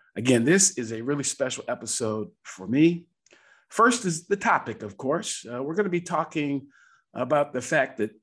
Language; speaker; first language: English; native; English